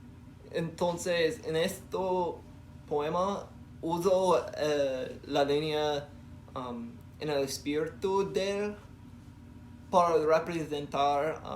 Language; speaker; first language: Spanish; non-native, learner; English